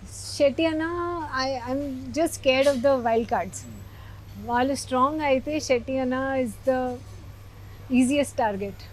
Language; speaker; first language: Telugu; non-native, learner; Hindi